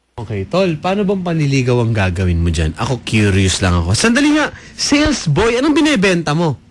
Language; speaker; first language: Filipino; native; Filipino